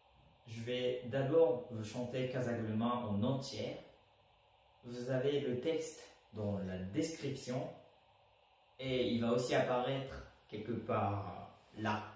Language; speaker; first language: French; non-native, fluent; Japanese